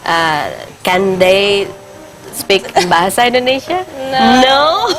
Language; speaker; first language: English; non-native, learner; Indonesian